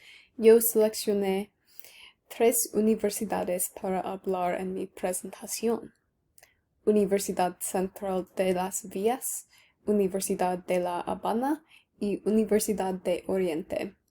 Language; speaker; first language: Spanish; non-native, learner; English